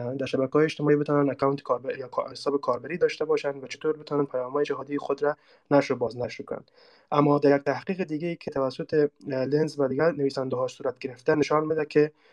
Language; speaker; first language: Persian; native; Persian